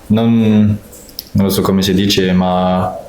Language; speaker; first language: Italian; non-native, fluent; French